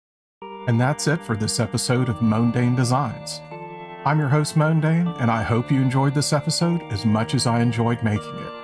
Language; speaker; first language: English; native; English